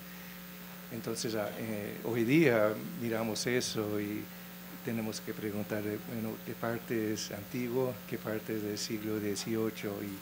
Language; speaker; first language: Spanish; non-native, fluent; English